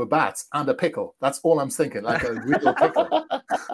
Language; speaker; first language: English; native; English